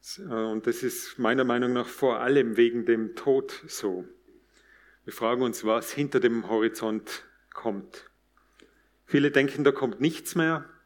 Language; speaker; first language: German; native; German